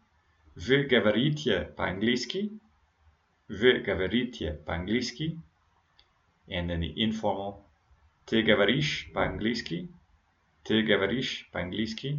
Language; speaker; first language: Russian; non-native, learner; English